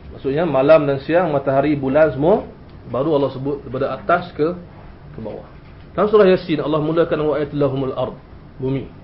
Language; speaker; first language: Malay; native; Malay